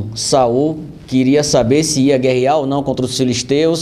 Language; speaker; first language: Portuguese; native; Portuguese